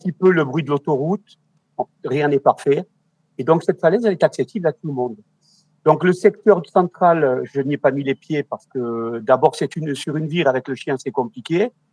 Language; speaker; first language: French; native; French